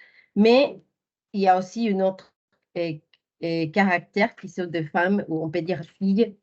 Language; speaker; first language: French; non-native, fluent; Spanish